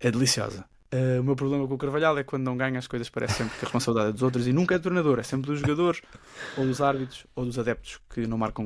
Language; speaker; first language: Portuguese; native; Portuguese